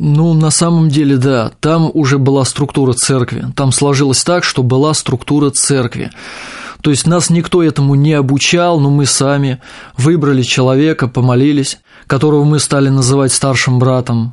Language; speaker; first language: Russian; native; Russian